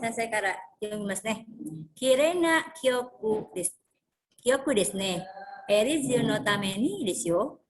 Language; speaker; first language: Japanese; non-native, fluent; Indonesian